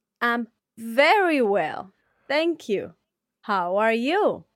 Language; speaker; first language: English; non-native, fluent; Spanish